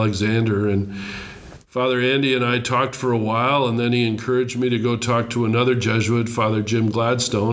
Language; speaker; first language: English; native; English